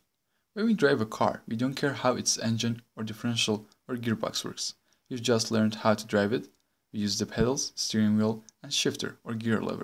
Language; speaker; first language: English; non-native, fluent; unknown